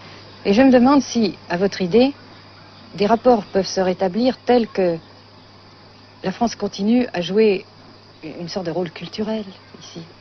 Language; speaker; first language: French; native; French